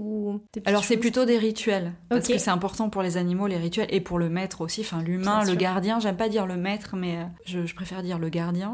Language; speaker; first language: French; native; French